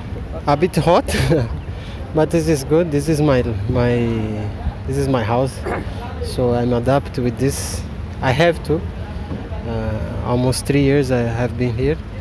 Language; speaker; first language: English; non-native, learner; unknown